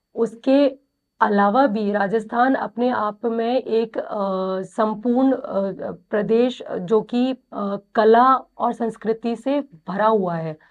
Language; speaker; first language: Hindi; native; Hindi